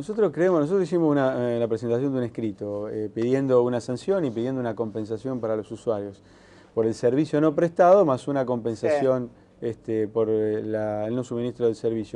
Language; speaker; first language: Spanish; native; Spanish